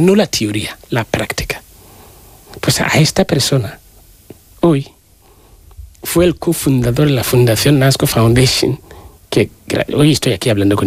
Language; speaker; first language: Spanish; non-native, fluent; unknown